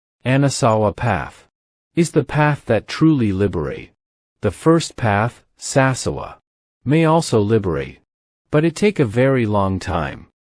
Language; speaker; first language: English; non-native, learner; Thai